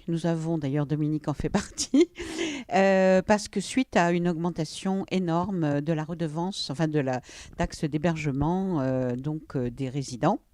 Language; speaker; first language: French; native; French